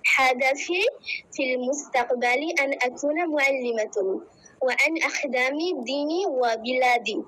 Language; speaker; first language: Arabic; non-native, learner; Bangla